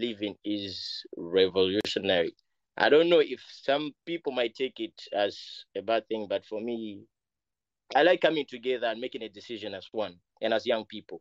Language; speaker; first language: English; non-native, local second language; Bemba